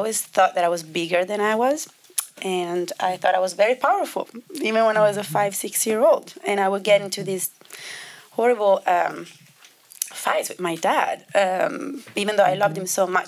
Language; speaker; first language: English; non-native, fluent; Italian